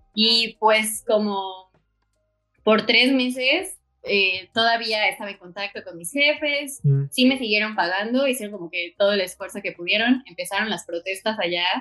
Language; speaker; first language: Spanish; native; Spanish